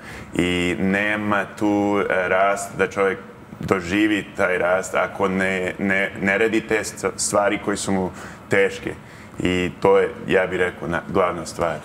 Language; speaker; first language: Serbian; early bilingual, heritage; Serbian